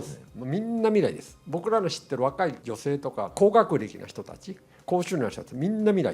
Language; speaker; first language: Japanese; native; Japanese